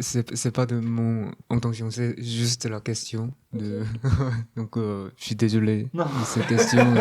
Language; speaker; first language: French; non-native, learner; Korean